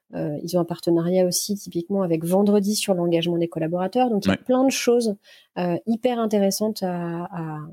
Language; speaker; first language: French; native; French